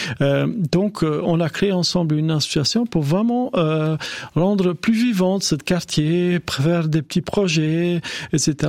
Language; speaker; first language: French; non-native, fluent; Albanian